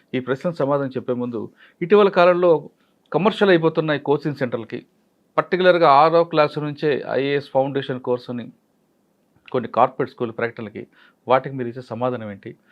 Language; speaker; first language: Telugu; native; Telugu